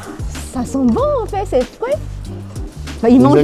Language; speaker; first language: French; non-native, fluent; Chinese